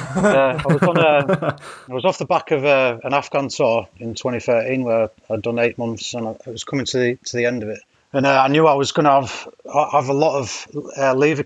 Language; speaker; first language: English; native; English